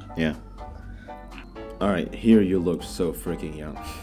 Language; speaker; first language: English; non-native, fluent; Indonesian